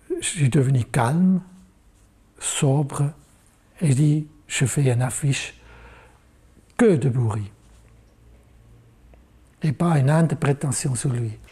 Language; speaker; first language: French; non-native, local second language; German